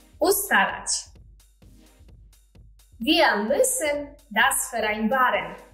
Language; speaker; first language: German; non-native, fluent; Polish